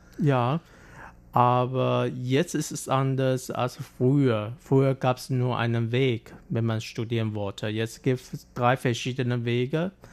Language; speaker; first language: German; non-native, fluent; Chinese